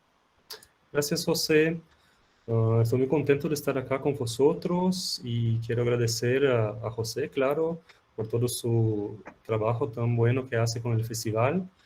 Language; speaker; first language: Spanish; non-native, fluent; Portuguese